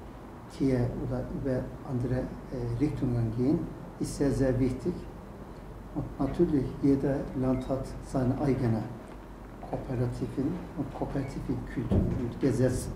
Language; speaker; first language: German; non-native, learner; Turkish